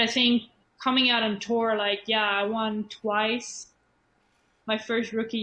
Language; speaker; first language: English; non-native, fluent; Swedish